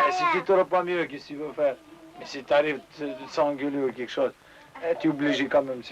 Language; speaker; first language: French; native; French